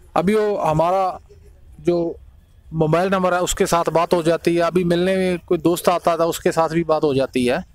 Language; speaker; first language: Hindi; native; Hindi